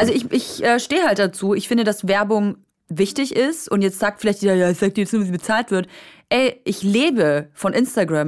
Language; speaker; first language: German; native; German